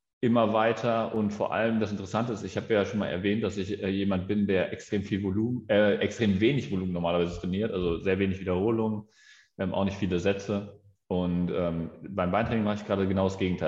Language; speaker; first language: German; native; German